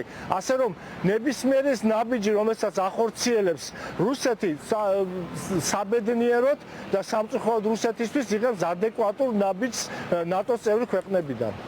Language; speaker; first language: Georgian; native; Georgian